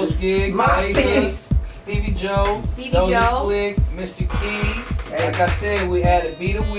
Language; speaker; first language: English; native; English